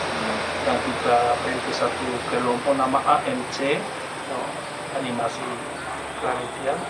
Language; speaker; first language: Indonesian; non-native, fluent; Spanish